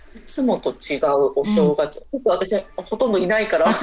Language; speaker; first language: Japanese; non-native, fluent; Chinese